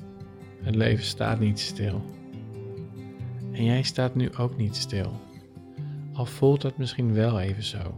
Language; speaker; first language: Dutch; native; Dutch